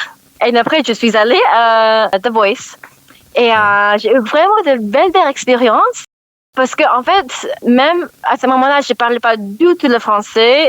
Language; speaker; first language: French; non-native, learner; English